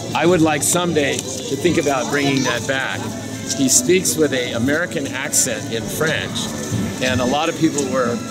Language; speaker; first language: English; native; English